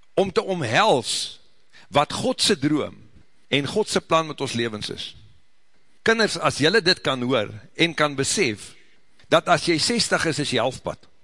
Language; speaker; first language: Afrikaans; native; Afrikaans